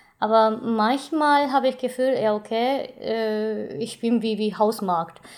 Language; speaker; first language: German; non-native, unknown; Japanese